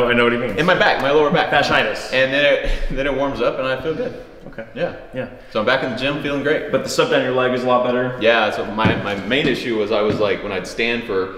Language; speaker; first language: English; native; English